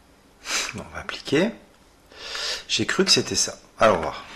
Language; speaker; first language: French; native; French